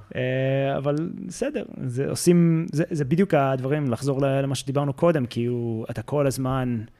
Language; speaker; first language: Hebrew; early bilingual, heritage; Hebrew